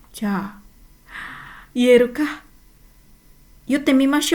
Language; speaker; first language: Japanese; non-native, fluent; Indonesian